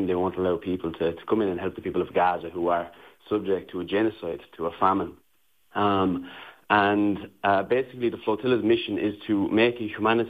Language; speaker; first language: English; native; English